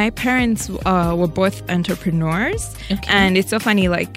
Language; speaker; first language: English; non-native, local second language; Ganda